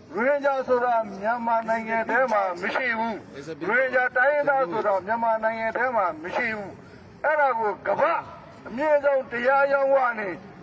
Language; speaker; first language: Burmese; non-native, local second language; Rohingya